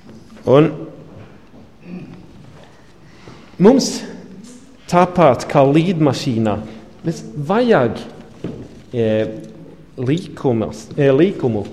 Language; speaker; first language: Latvian; non-native, learner; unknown